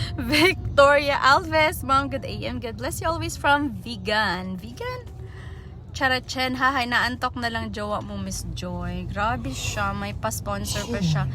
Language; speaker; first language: Filipino; non-native, local second language; Cebuano